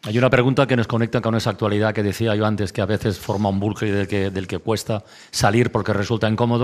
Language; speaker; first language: Spanish; native; Spanish